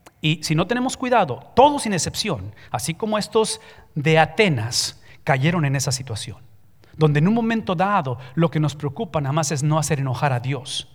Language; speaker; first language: Spanish; early bilingual, heritage; Spanish